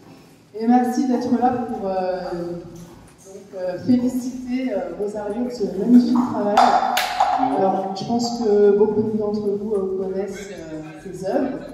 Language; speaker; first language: French; native; French